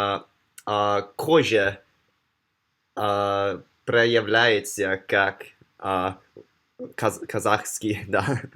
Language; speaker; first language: Russian; non-native, learner; Chinese